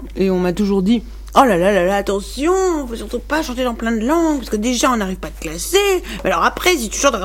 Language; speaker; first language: French; non-native, local second language; Arabic